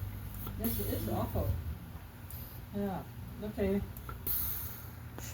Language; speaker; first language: German; early bilingual, heritage; Low German